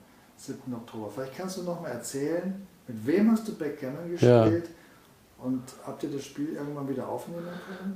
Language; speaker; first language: German; native; German